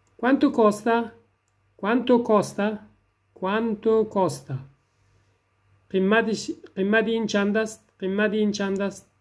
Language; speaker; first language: Italian; non-native, fluent; Persian